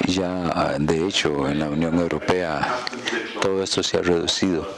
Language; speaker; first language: Spanish; non-native, fluent; German